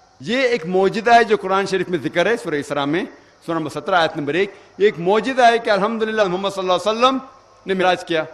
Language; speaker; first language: Urdu; non-native, local second language; Konkani